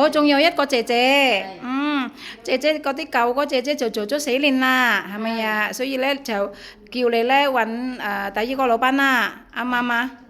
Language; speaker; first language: Cantonese; native; Cantonese